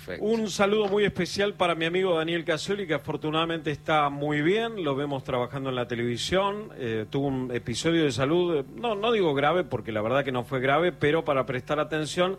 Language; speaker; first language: Spanish; native; Spanish